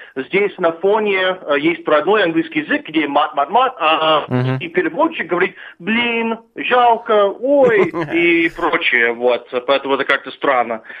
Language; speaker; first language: Russian; non-native, fluent; English